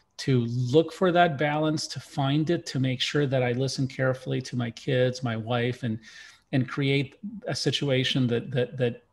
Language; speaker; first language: English; early bilingual, other home language; Russian